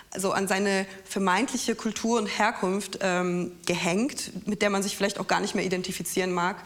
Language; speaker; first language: German; non-native, fluent; Russian